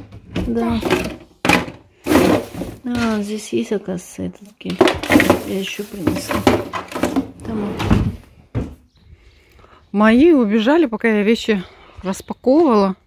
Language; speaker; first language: Russian; native; Russian